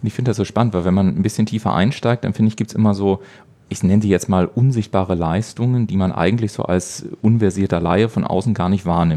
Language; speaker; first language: German; native; German